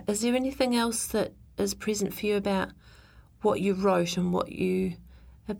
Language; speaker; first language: English; native; English